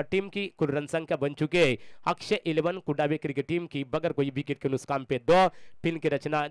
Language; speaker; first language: Hindi; non-native, local second language; Marathi